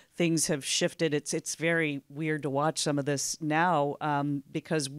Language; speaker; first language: English; native; English